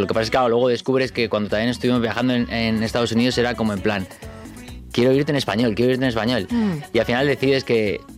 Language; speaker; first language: Spanish; native; Spanish